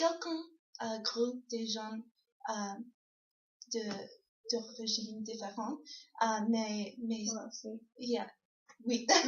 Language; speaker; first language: French; non-native, learner; English